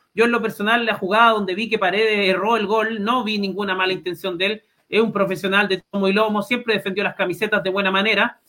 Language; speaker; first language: Spanish; native; Spanish